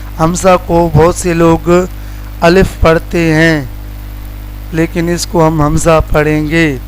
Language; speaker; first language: Urdu; non-native, local second language; Sindhi